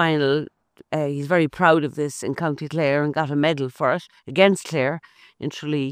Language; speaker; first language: English; native; English